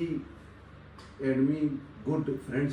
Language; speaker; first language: English; non-native, learner; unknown